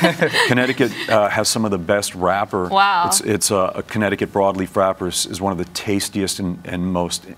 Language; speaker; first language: English; native; English